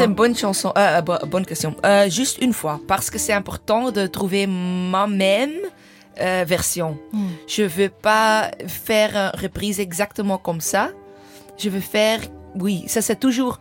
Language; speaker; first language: French; non-native, learner; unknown